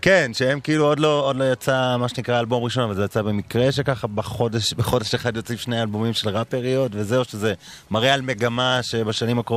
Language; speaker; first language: Hebrew; native; Hebrew